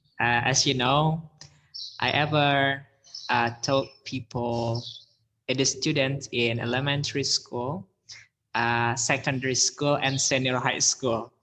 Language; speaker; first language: English; non-native, learner; Indonesian